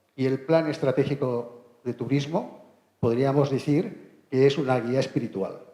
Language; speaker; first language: Spanish; non-native, local second language; Catalan